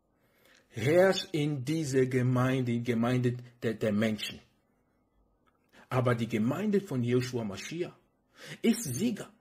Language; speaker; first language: German; non-native, fluent; French